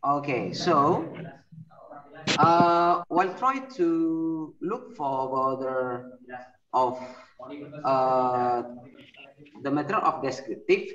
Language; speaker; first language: English; non-native, learner; Indonesian